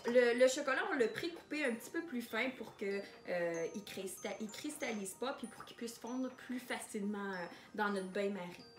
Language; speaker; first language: French; native; French